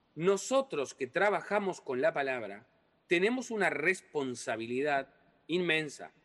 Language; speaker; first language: Spanish; non-native, local second language; Portuguese